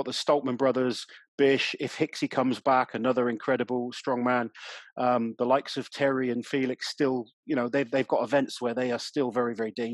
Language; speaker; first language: English; native; English